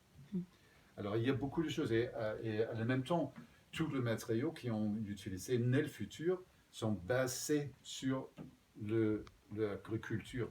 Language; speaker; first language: French; non-native, fluent; Danish